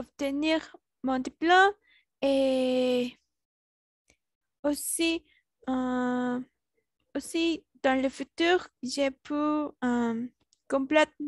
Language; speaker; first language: French; non-native, learner; Spanish